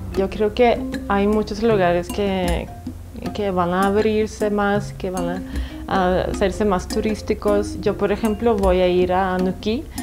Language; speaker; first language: Spanish; non-native, fluent; Swedish